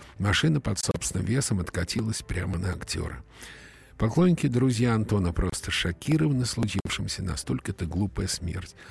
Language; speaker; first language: Russian; native; Russian